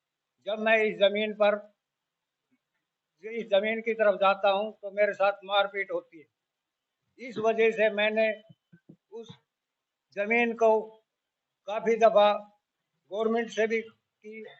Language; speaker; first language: Hindi; native; Hindi